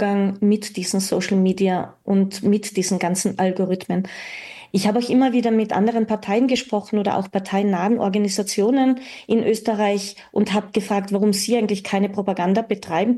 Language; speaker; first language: German; native; German